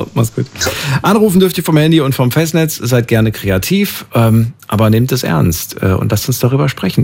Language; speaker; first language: German; native; German